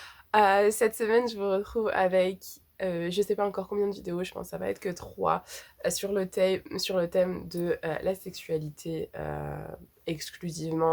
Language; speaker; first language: French; native; French